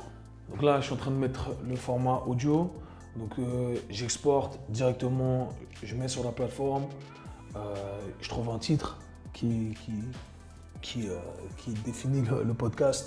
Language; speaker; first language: French; native; French